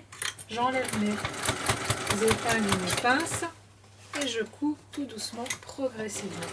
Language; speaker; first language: French; native; French